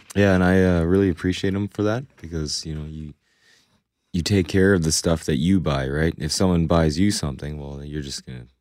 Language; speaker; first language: English; native; English